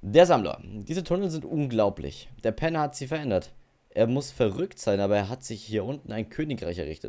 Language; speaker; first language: German; native; German